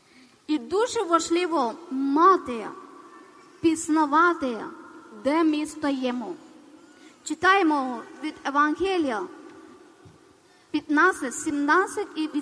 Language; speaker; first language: Ukrainian; non-native, learner; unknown